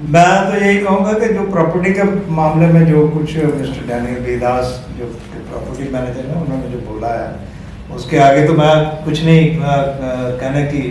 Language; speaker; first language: Hindi; non-native, local second language; Punjabi